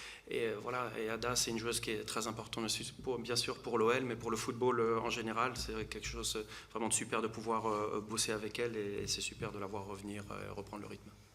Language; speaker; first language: French; native; French